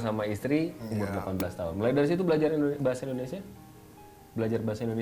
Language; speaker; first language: Indonesian; native; Indonesian